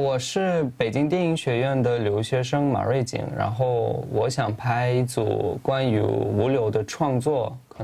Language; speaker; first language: Chinese; non-native, fluent; Tajik